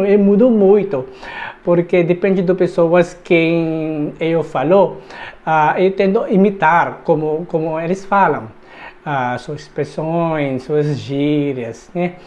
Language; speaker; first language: Portuguese; non-native, learner; Filipino